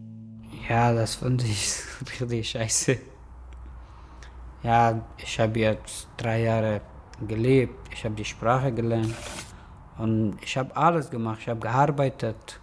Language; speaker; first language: German; non-native, learner; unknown